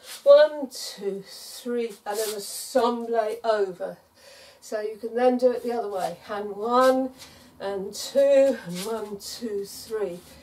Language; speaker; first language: English; native; English